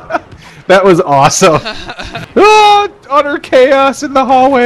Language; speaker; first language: English; native; English